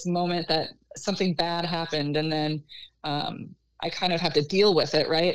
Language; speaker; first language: English; native; English